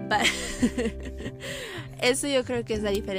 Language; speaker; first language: Spanish; early bilingual, heritage; Spanish